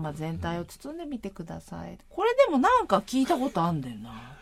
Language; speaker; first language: Japanese; native; Japanese